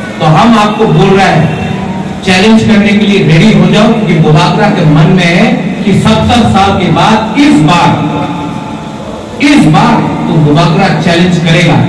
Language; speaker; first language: Hindi; non-native, local second language; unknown